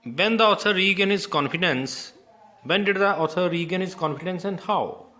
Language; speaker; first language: English; non-native, local second language; Punjabi